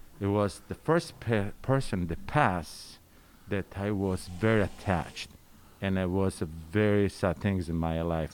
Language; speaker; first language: English; non-native, learner; Italian